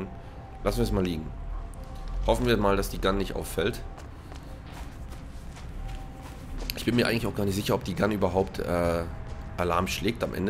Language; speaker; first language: German; native; German